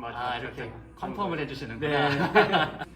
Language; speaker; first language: Korean; native; Korean